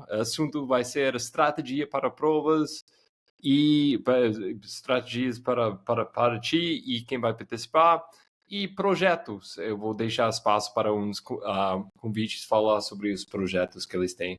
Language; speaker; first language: Portuguese; non-native, fluent; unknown